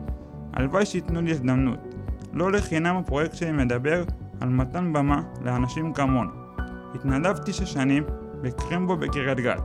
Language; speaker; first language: Hebrew; native; Hebrew